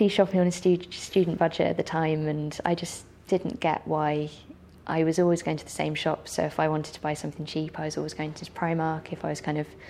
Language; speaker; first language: English; native; English